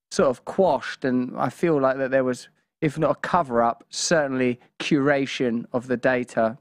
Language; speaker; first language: English; native; English